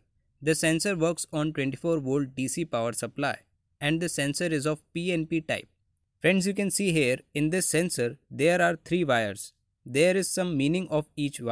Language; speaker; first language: English; non-native, local second language; Hindi